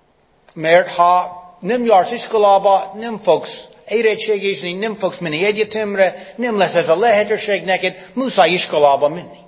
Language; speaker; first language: Hungarian; non-native, fluent; English